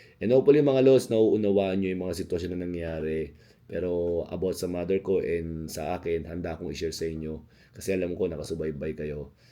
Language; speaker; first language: Filipino; native; Filipino